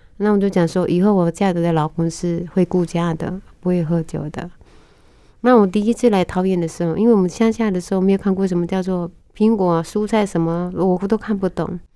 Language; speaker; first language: Chinese; non-native, local second language; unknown